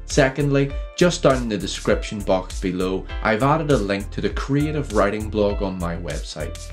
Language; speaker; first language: English; native; English